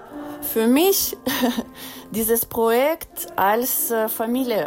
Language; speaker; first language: German; non-native, learner; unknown